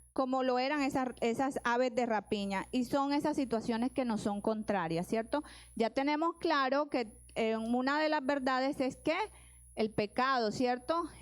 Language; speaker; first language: Spanish; native; Spanish